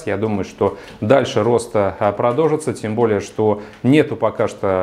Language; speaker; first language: Russian; native; Russian